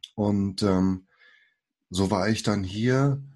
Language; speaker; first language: German; early bilingual, other home language; Portuguese